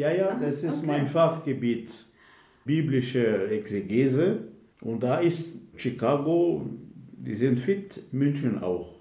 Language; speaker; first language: German; non-native, fluent; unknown